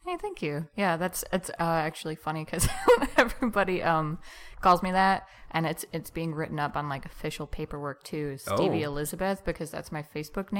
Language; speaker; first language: English; native; English